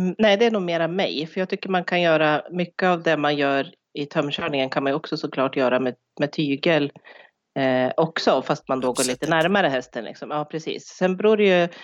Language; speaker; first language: Swedish; native; Swedish